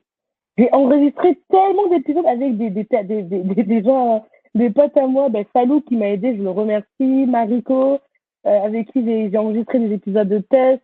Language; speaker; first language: French; native; French